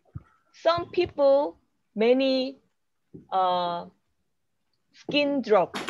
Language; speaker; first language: English; non-native, learner; Korean